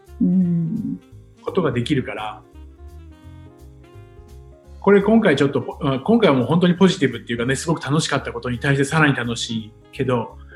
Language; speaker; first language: Japanese; native; Japanese